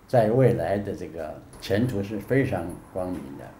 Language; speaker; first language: Chinese; native; Chinese